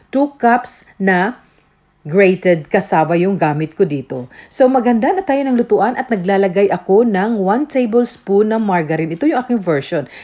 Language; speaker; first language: Filipino; non-native, local second language; Cebuano